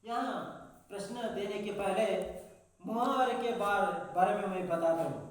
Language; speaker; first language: Hindi; non-native, local second language; Kannada